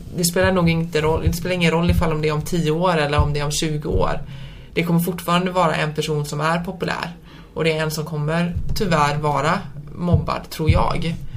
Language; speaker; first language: Swedish; native; Swedish